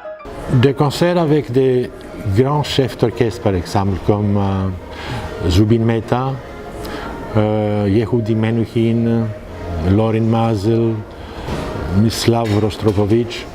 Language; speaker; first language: French; non-native, fluent; Greek